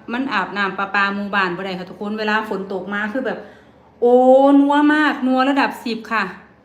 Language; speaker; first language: Thai; native; Thai